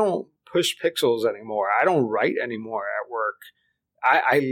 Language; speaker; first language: English; early bilingual, other home language; Spanish